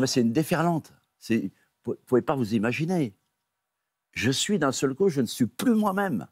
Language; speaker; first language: French; native; French